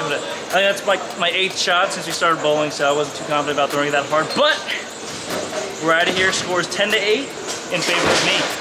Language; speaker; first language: English; native; English